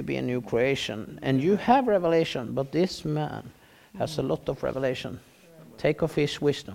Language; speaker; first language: English; non-native, learner; Norwegian